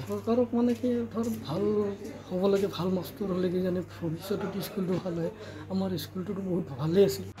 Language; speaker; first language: Assamese; native; Assamese